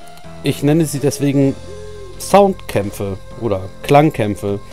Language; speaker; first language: German; native; German